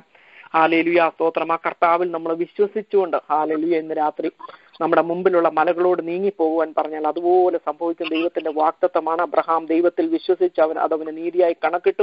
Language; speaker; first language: Malayalam; native; Malayalam